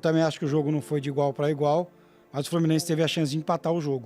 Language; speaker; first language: Portuguese; native; Portuguese